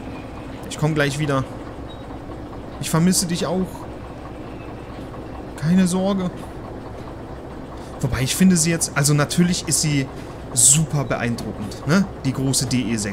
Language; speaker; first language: German; native; German